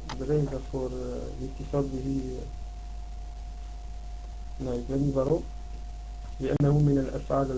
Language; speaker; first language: Arabic; non-native, learner; Dutch